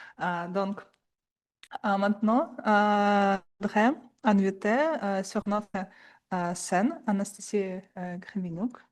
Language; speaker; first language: French; non-native, learner; Russian